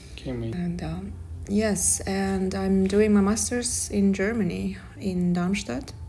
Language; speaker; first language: English; non-native, fluent; Kazakh